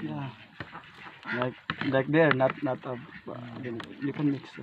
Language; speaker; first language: English; non-native, learner; Cebuano